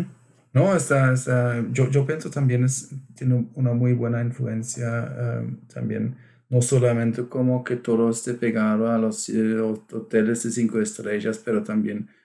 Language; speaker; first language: Spanish; non-native, fluent; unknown